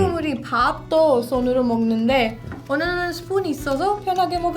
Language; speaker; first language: Korean; non-native, fluent; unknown